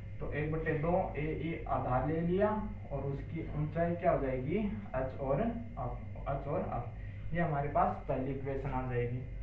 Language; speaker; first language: Hindi; native; Hindi